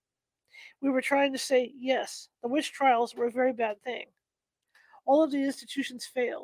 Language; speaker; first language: English; native; English